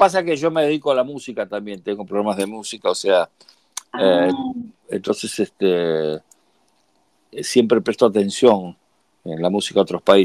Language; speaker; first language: Spanish; native; Spanish